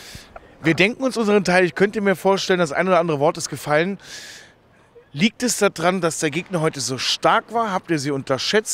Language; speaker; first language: German; native; German